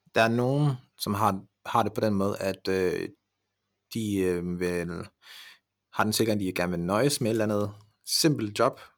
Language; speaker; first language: Danish; early bilingual, other home language; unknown